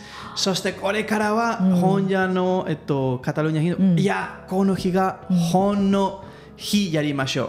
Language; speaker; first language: Japanese; non-native, learner; Catalan